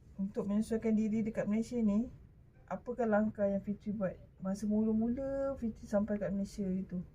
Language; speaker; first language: Malay; native; Malay